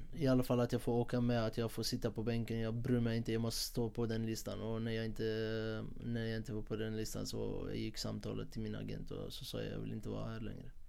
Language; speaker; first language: Swedish; non-native, fluent; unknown